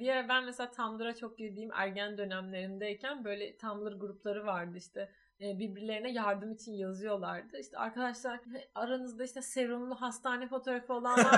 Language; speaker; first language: Turkish; native; Turkish